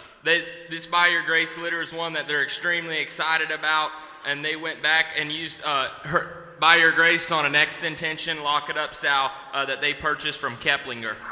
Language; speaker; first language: English; native; English